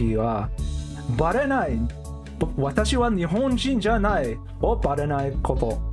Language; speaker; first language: Japanese; non-native, learner; Cantonese